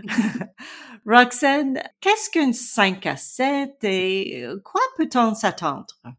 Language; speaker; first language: French; non-native, learner; English